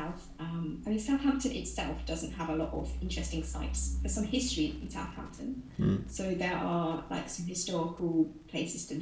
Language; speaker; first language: English; native; English